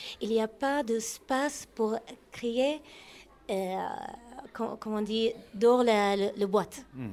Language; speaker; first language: French; non-native, learner; Arabic